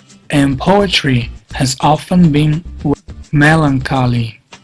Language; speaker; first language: English; non-native, fluent; Portuguese